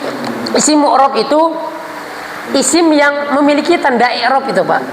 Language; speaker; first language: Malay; non-native, local second language; Javanese